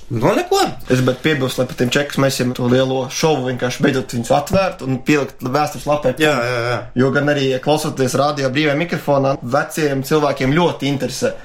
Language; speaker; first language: Latvian; native; Latvian